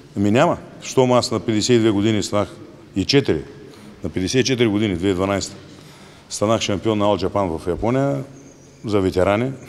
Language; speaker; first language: Bulgarian; native; Bulgarian